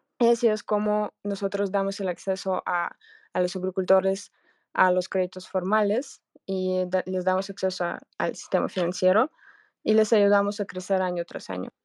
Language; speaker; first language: Spanish; non-native, fluent; Russian